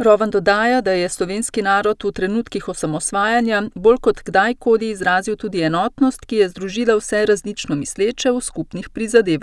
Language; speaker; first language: Slovenian; native; Slovenian